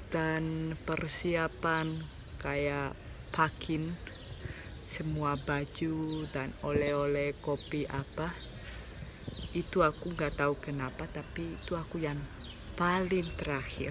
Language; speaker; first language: Indonesian; non-native, fluent; Spanish